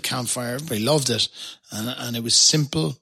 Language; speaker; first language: English; native; English